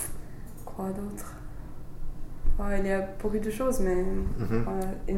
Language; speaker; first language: French; non-native, fluent; English